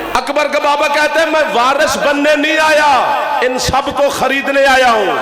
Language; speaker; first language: Urdu; non-native, local second language; Punjabi